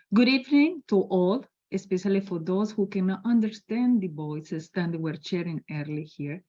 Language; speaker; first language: English; non-native, fluent; Spanish